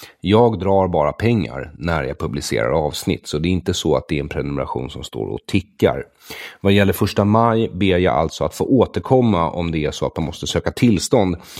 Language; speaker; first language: Swedish; native; Swedish